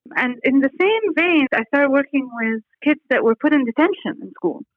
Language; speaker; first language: English; non-native, fluent; Arabic